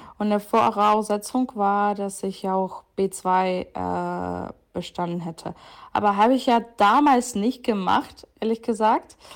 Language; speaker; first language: German; non-native, fluent; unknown